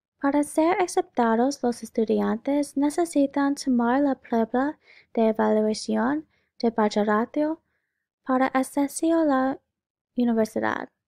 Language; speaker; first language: Spanish; non-native, learner; English